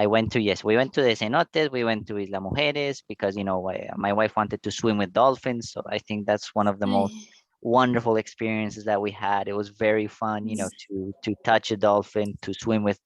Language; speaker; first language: English; non-native, fluent; Spanish